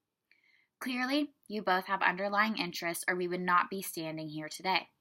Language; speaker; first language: English; native; English